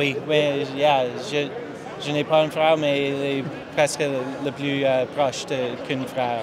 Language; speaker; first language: French; non-native, learner; English